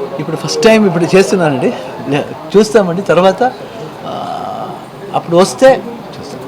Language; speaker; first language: Telugu; non-native, learner; Kannada